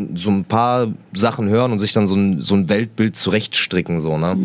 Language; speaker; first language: German; early bilingual, other home language; Arabic